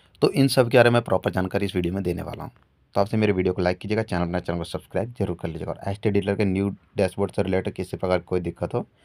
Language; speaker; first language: Hindi; native; Hindi